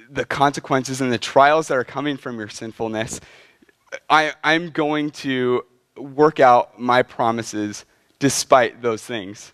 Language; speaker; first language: English; native; English